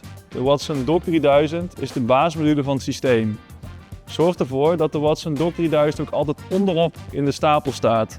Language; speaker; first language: Dutch; native; Dutch